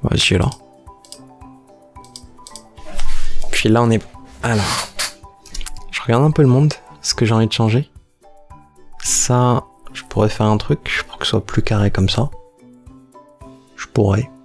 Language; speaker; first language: French; native; French